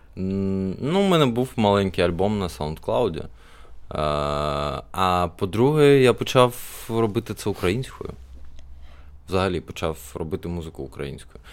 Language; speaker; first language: Ukrainian; non-native, local second language; Russian